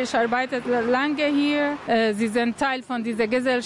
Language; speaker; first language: German; non-native, learner; Arabic